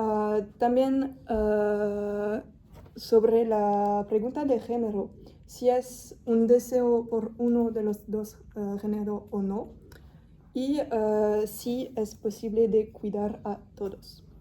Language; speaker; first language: Spanish; non-native, fluent; French